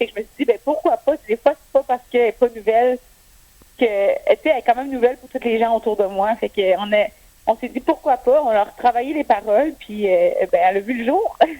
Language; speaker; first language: French; native; French